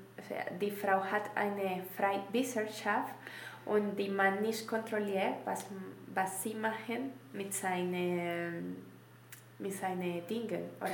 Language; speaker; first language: German; non-native, learner; Spanish